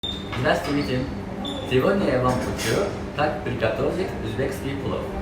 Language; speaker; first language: Russian; non-native, learner; Azerbaijani